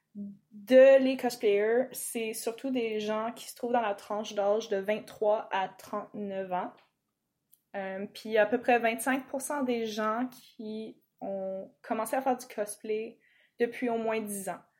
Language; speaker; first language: French; native; French